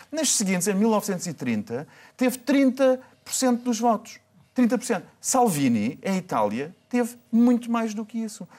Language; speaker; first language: Portuguese; native; Portuguese